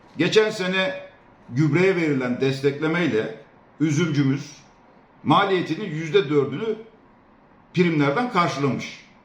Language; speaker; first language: Turkish; native; Turkish